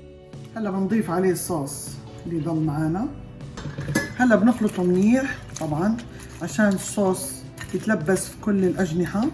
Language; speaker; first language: Arabic; native; Arabic